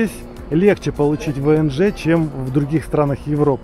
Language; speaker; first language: Russian; native; Russian